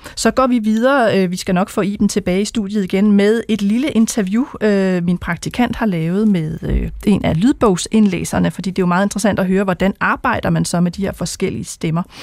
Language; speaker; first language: Danish; native; Danish